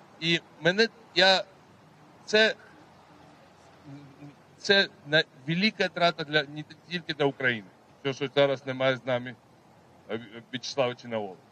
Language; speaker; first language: Ukrainian; non-native, fluent; Georgian